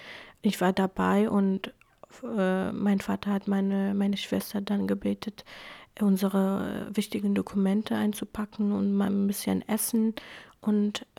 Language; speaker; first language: German; non-native, fluent; Kurdish